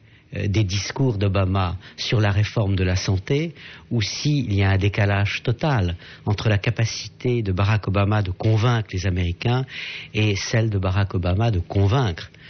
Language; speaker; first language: French; native; French